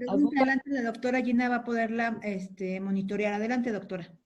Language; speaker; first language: Spanish; native; Spanish